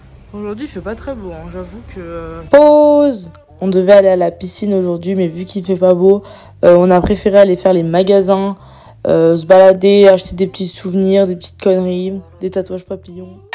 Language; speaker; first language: French; native; French